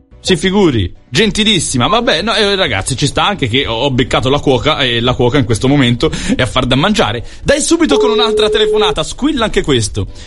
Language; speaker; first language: Italian; native; Italian